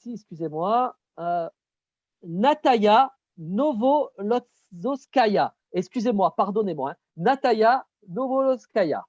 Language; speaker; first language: French; native; French